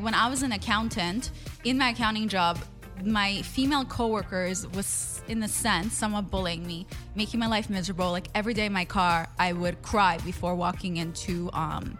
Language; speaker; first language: English; non-native, fluent; Hebrew